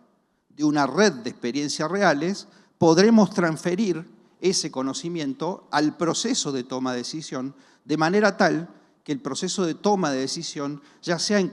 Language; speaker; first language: Spanish; native; Spanish